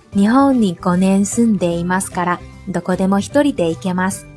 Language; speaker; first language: Japanese; non-native, fluent; Chinese